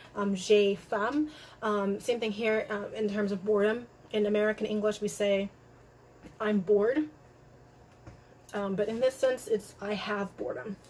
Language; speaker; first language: English; native; English